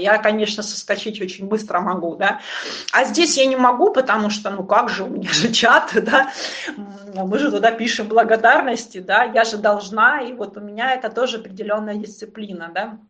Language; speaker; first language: Russian; native; Russian